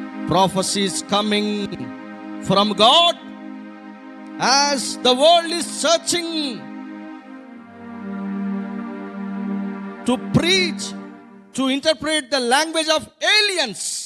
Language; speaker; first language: English; non-native, local second language; Telugu